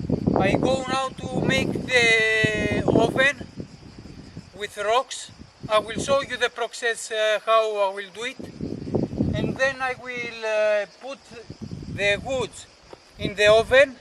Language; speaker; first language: English; non-native, learner; Greek